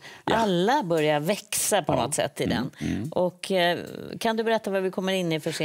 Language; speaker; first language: Swedish; native; Swedish